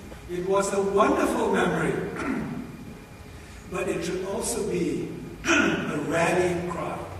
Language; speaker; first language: English; early bilingual, other home language; Chinese